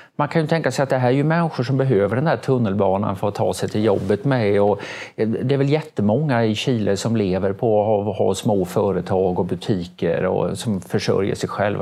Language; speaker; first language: Swedish; native; Swedish